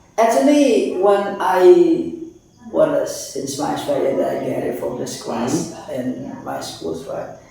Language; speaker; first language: English; non-native, fluent; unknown